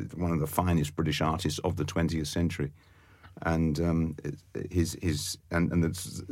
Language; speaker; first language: English; native; English